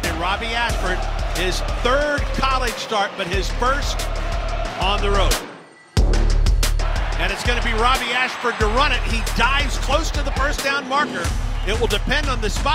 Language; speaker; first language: English; native; English